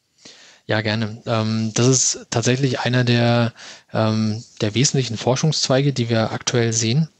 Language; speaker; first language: German; native; German